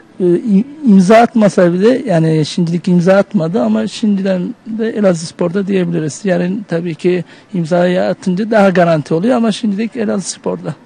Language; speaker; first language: Turkish; early bilingual, heritage; Turkish